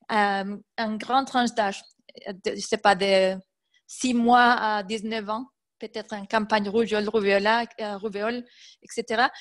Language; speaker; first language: French; non-native, fluent; Spanish